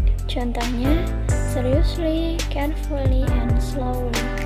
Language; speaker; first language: English; non-native, learner; Indonesian